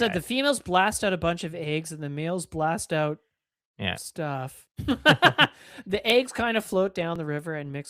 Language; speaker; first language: English; native; English